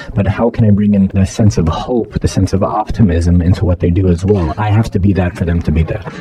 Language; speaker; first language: English; native; English